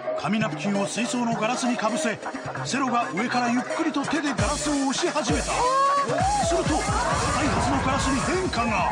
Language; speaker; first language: Japanese; native; Japanese